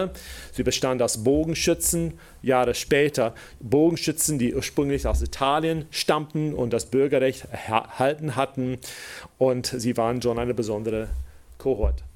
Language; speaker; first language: German; non-native, fluent; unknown